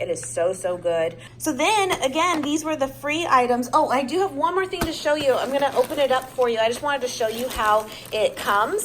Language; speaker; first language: English; native; English